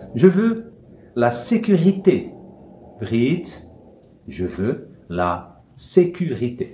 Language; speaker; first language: French; non-native, local second language; Arabic